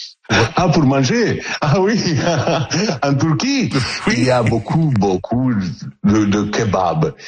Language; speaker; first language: French; non-native, learner; Italian